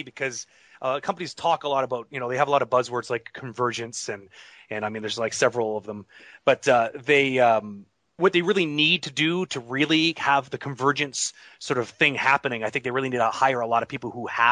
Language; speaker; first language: English; native; English